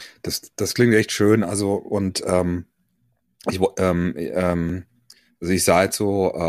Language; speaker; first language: German; native; German